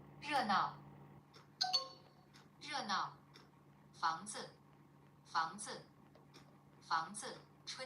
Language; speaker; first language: Chinese; non-native, learner; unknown